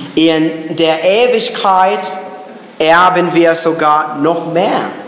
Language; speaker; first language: German; non-native, fluent; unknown